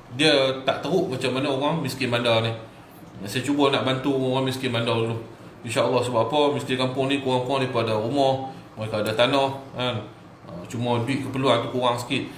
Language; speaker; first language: Malay; native; Malay